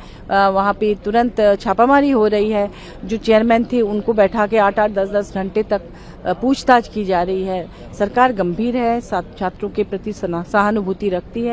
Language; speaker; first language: Hindi; native; Hindi